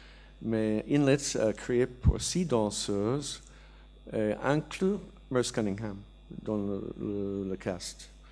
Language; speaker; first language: French; non-native, learner; English